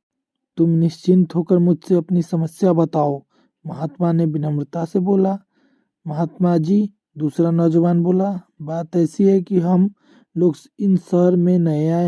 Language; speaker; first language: Hindi; native; Hindi